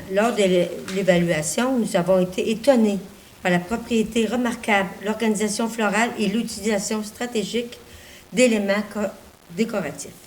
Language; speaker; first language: French; native; French